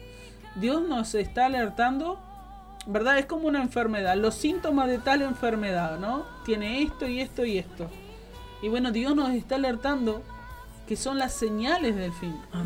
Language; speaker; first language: Spanish; native; Spanish